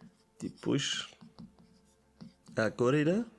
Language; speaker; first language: Portuguese; non-native, learner; Italian